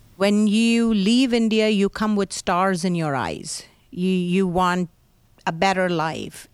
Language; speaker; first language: English; non-native, local second language; Hindi